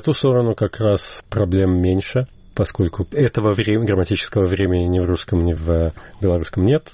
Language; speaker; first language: Russian; native; Russian